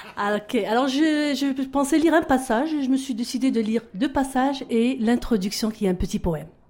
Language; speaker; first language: French; non-native, local second language; Arabic